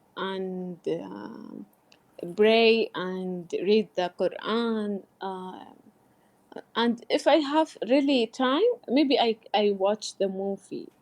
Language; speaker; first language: English; non-native, learner; Arabic